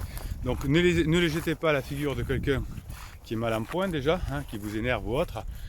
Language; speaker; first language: French; native; French